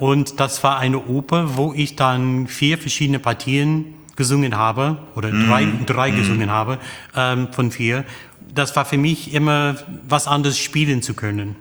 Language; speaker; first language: German; non-native, fluent; English